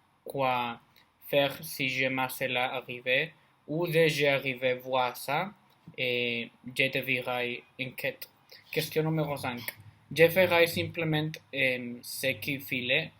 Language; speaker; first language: French; non-native, learner; Spanish